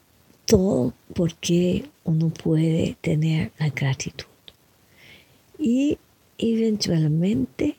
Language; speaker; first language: Spanish; non-native, learner; English